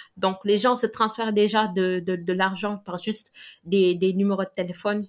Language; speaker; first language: French; non-native, local second language; Wolof